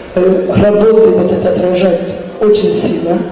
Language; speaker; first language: Russian; non-native, fluent; French